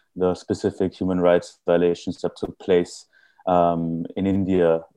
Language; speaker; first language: English; early bilingual, heritage; German